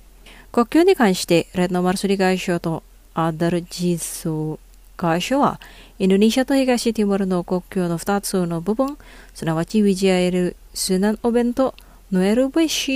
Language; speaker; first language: Japanese; non-native, fluent; Indonesian